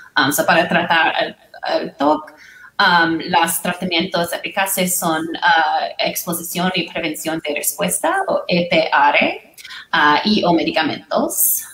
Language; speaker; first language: Spanish; non-native, fluent; English